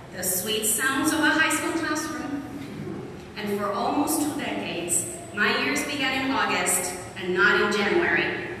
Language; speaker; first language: English; non-native, local second language; Spanish